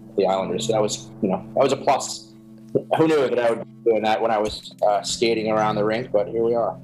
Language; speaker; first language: English; native; English